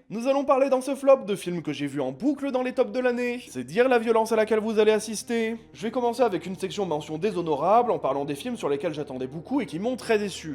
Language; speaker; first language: French; native; French